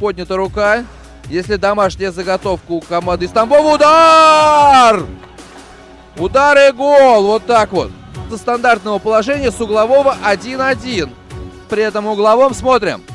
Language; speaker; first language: Russian; native; Russian